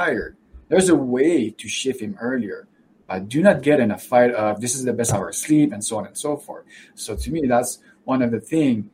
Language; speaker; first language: English; native; English